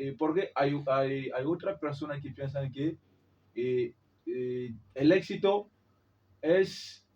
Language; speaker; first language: Spanish; non-native, learner; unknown